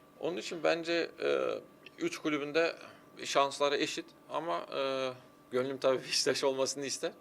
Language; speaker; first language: Turkish; early bilingual, heritage; Turkish